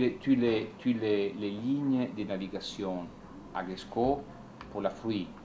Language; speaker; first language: French; non-native, learner; Italian